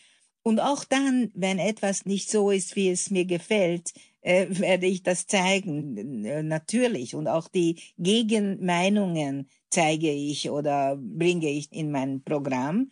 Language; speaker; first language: German; non-native, fluent; Hungarian